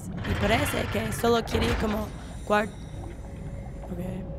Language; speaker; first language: Spanish; non-native, learner; English